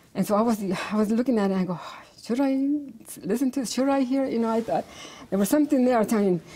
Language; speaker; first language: English; native; English